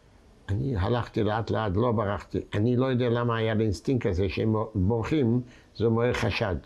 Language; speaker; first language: Hebrew; non-native, fluent; Yiddish